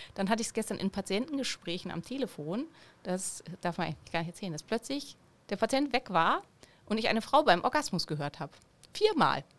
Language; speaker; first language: German; native; German